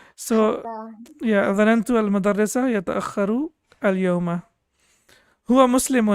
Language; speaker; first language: Arabic; non-native, fluent; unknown